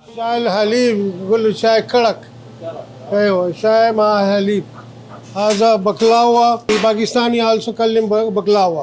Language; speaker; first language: Arabic; non-native, learner; Urdu